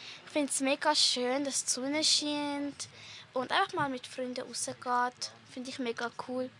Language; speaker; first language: German; native; German